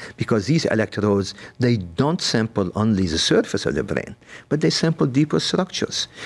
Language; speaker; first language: English; non-native, fluent; Arabic